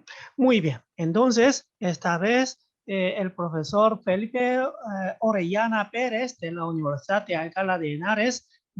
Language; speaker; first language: Spanish; non-native, fluent; Korean